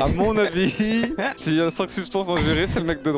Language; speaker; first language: French; native; French